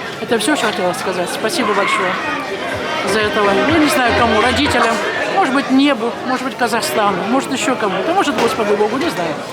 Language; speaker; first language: Russian; native; Russian